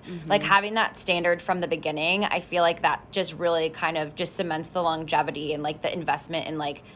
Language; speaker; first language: English; native; English